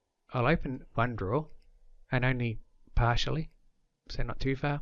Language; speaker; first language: English; native; English